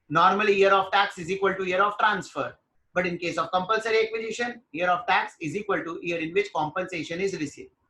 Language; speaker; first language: English; non-native, local second language; Hindi